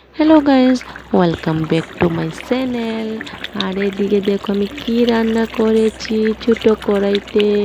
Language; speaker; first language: Bangla; non-native, local second language; Kok Borok